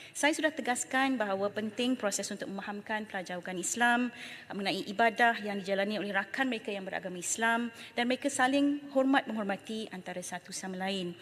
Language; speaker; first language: Malay; native; Malay